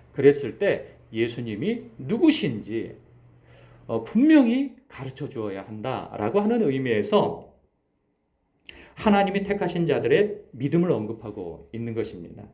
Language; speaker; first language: Korean; native; Korean